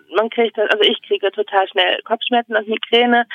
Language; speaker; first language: German; native; German